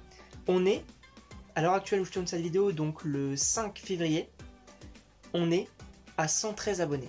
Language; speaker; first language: French; native; French